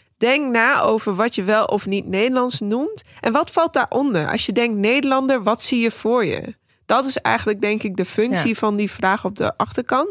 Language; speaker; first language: Dutch; early bilingual, other home language; Persian